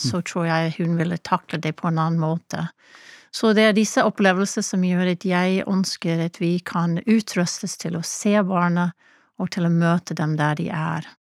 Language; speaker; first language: Norwegian; non-native, fluent; English